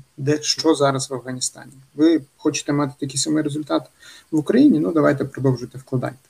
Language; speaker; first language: Ukrainian; native; Ukrainian